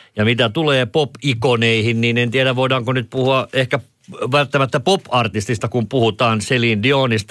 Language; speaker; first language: Finnish; native; Finnish